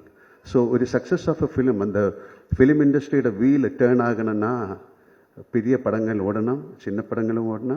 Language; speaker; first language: Tamil; non-native, local second language; Malayalam